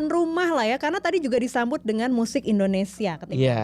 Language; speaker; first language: Indonesian; native; Indonesian